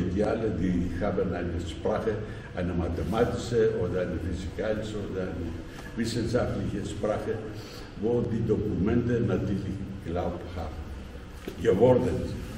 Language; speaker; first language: German; non-native, fluent; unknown